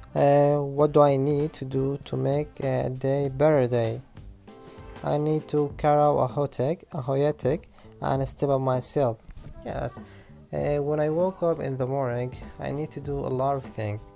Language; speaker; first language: English; non-native, learner; Arabic